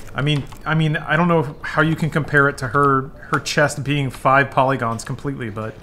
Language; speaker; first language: English; native; English